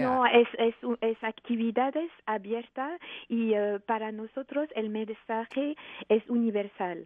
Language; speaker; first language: Spanish; non-native, fluent; French